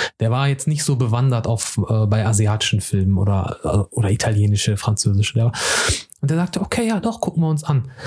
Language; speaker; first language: German; early bilingual, other home language; Turkish